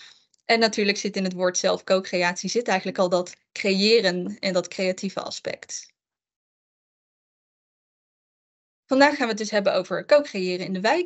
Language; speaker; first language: Dutch; native; Dutch